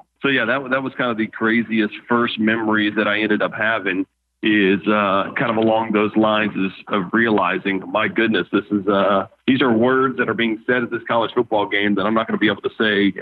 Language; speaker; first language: English; native; English